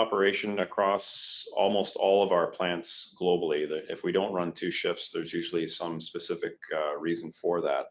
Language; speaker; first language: English; native; English